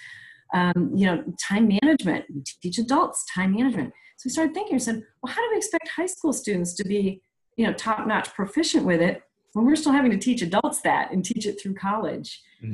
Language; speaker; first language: English; native; English